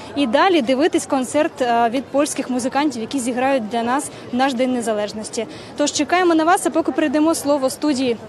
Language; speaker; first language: Ukrainian; native; Ukrainian